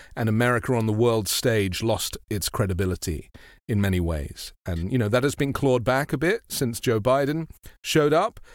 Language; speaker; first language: English; native; English